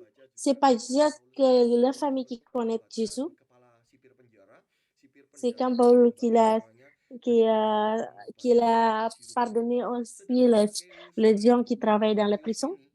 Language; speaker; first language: French; non-native, learner; Indonesian